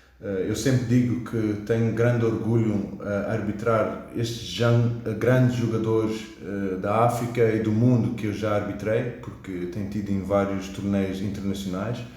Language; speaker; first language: Portuguese; early bilingual, heritage; English